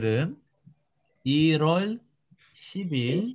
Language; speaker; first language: Korean; non-native, fluent; Russian